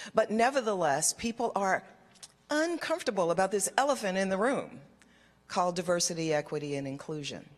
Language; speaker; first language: English; native; English